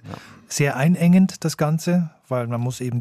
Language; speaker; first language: German; native; German